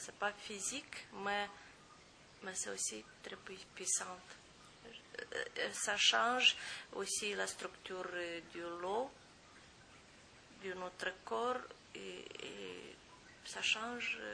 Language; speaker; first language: French; non-native, fluent; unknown